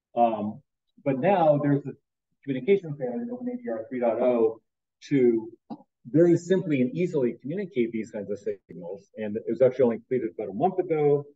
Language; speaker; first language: English; native; English